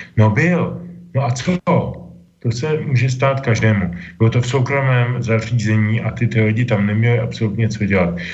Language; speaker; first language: Czech; native; Czech